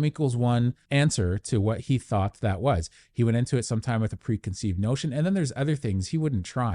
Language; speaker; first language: English; native; English